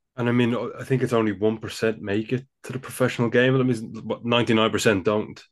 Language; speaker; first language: English; native; English